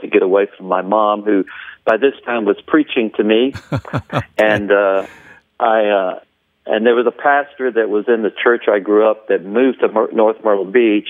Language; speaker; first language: English; native; English